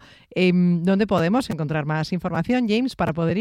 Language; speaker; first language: Spanish; native; Spanish